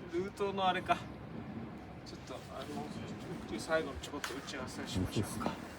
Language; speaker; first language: Japanese; native; Japanese